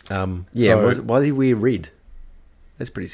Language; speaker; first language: English; native; English